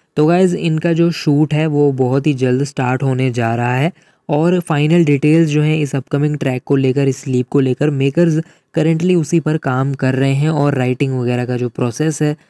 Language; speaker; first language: Hindi; native; Hindi